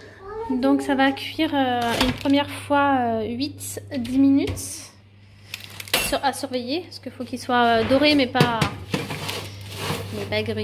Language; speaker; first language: French; native; French